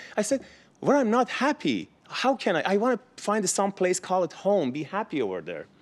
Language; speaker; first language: English; non-native, learner; Persian